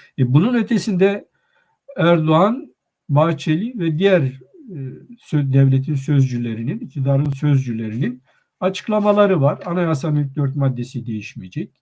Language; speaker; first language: Turkish; non-native, local second language; Kurdish